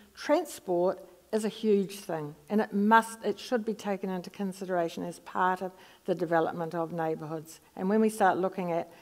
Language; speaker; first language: English; native; English